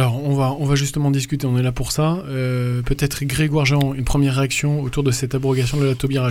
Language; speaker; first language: French; native; French